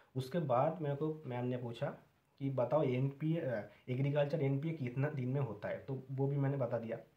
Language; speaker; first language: Hindi; non-native, local second language; Bangla